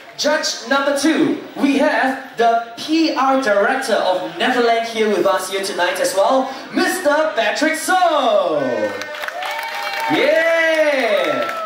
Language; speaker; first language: English; non-native, local second language; Chinese